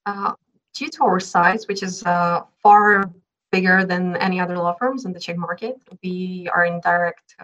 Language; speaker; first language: English; non-native, fluent; Czech